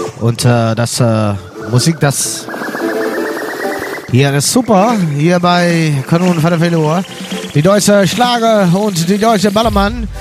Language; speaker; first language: German; non-native, learner; Dutch